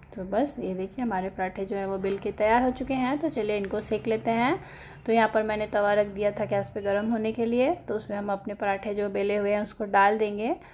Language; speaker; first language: Hindi; native; Hindi